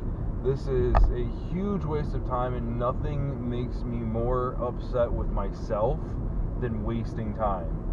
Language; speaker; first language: English; native; English